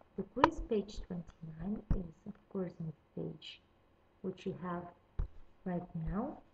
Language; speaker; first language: English; non-native, fluent; Lithuanian